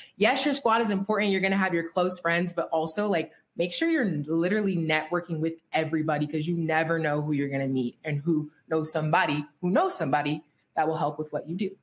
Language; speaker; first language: English; native; English